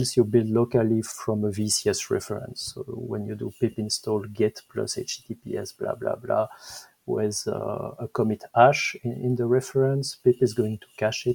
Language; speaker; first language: English; non-native, fluent; French